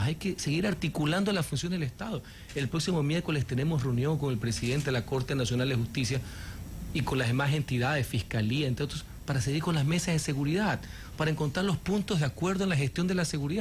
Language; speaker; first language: Spanish; native; Spanish